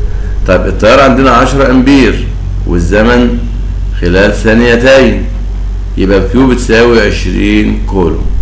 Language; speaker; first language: Arabic; native; Arabic